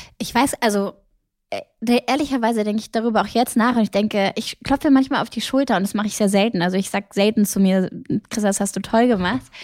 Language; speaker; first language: German; early bilingual, other home language; Greek